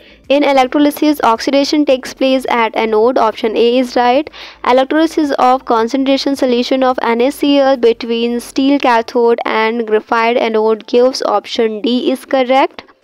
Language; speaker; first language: English; non-native, local second language; Hindi